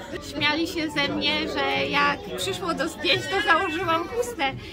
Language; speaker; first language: Polish; native; Polish